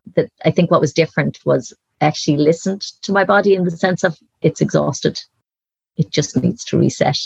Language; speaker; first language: English; native; English